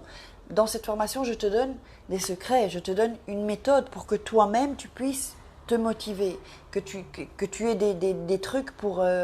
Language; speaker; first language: French; native; French